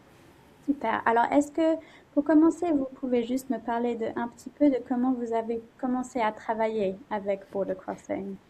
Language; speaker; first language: French; non-native, fluent; English